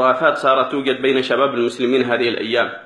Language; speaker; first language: Arabic; native; Arabic